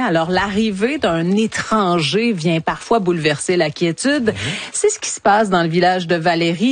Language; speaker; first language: French; native; French